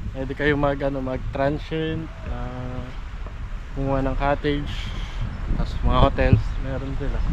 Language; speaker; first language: Filipino; native; Filipino